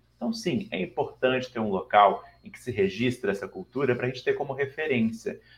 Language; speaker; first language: Portuguese; native; Portuguese